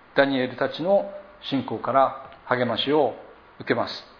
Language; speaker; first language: Japanese; native; Japanese